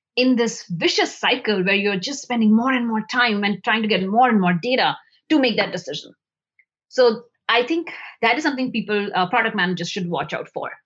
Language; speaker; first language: English; non-native, local second language; Hindi